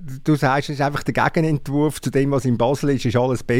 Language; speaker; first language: German; native; German